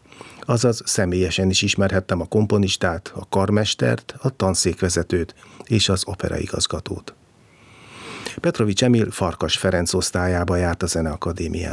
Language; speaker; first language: Hungarian; native; Hungarian